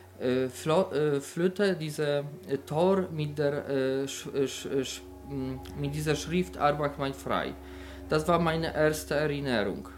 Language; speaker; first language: German; non-native, learner; Polish